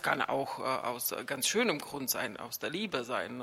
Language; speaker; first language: German; non-native, fluent; Czech